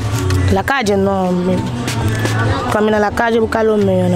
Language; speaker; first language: Spanish; non-native, learner; Haitian Creole